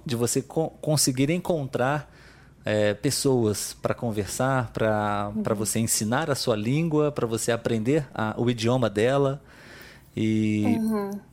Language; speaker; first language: Portuguese; native; Portuguese